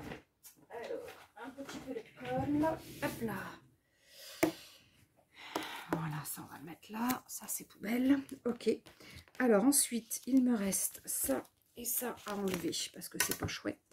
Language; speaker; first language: French; native; French